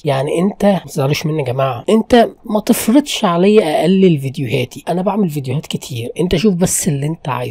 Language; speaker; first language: Arabic; native; Arabic